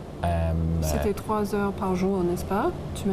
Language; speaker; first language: French; non-native, local second language; English